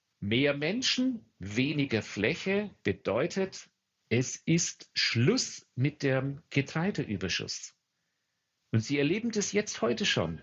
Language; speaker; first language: German; native; German